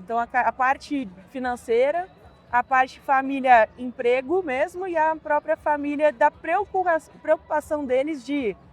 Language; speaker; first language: Portuguese; native; Portuguese